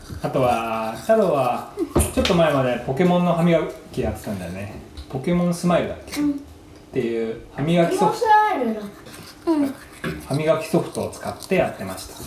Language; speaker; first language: Japanese; native; Japanese